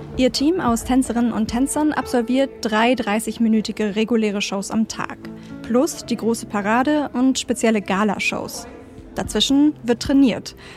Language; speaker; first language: German; native; German